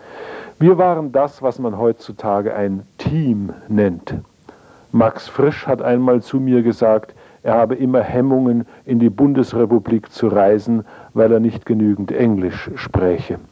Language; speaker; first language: German; native; German